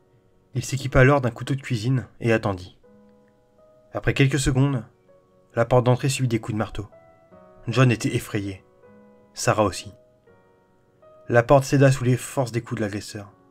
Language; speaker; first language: French; native; French